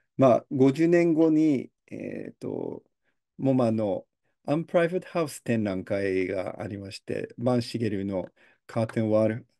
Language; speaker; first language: Japanese; early bilingual, heritage; Japanese